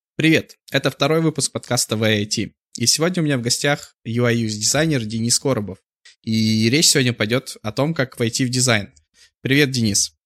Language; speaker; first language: Russian; native; Russian